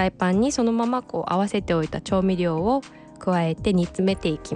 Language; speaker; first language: Japanese; native; Japanese